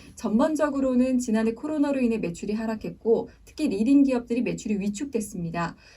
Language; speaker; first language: Korean; native; Korean